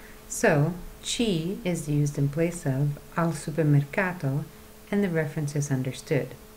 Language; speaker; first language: English; native; English